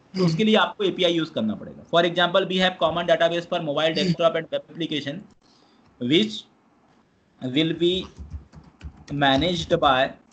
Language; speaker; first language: Hindi; native; Hindi